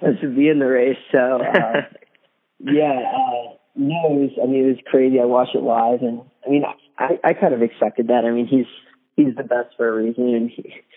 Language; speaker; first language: English; native; English